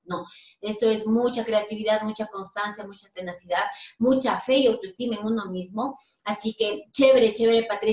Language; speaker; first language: Spanish; native; Spanish